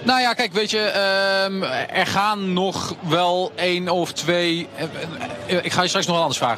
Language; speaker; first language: Dutch; native; Dutch